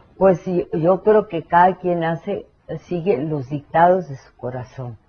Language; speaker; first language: Spanish; early bilingual, other home language; French